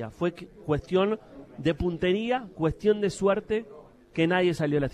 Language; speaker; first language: Spanish; native; Spanish